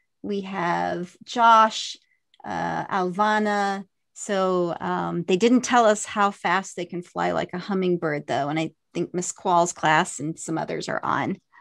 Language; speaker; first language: English; native; English